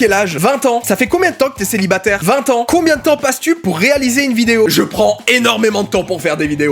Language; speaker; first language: French; native; French